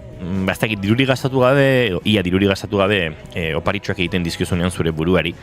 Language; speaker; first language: Basque; native; Basque